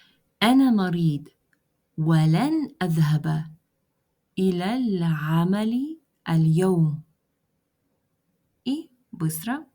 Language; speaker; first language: Arabic; non-native, fluent; Russian